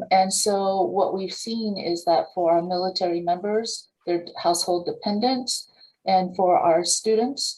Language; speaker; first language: English; native; English